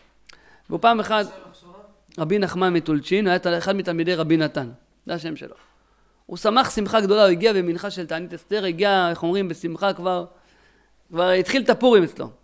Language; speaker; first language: Hebrew; native; Hebrew